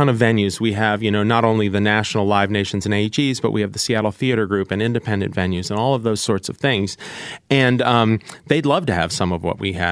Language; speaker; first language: English; native; English